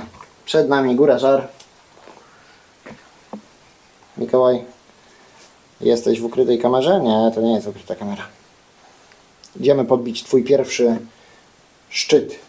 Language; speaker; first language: Polish; native; Polish